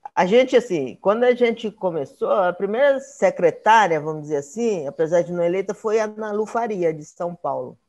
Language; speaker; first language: Portuguese; native; Portuguese